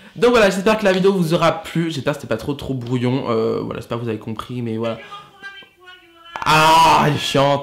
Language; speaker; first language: French; native; French